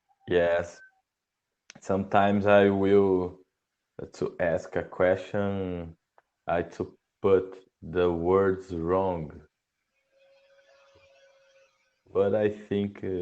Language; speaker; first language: English; non-native, learner; Portuguese